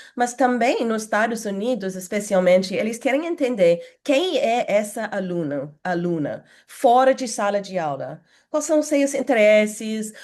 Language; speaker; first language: Portuguese; non-native, fluent; English